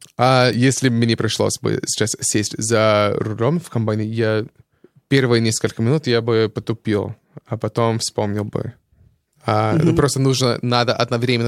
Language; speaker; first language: Russian; non-native, fluent; English